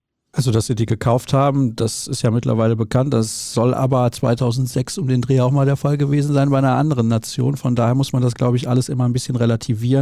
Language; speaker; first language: German; native; German